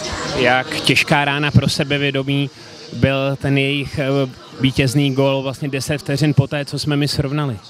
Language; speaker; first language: Czech; native; Czech